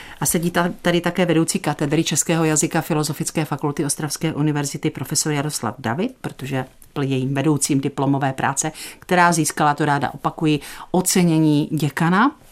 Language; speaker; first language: Czech; native; Czech